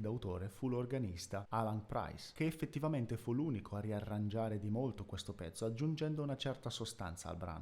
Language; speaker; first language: Italian; native; Italian